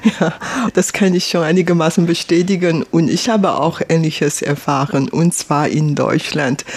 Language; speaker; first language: German; non-native, fluent; Chinese